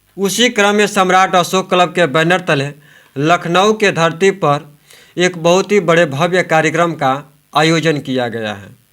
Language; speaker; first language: Hindi; native; Hindi